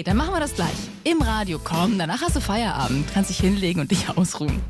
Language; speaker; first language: German; native; German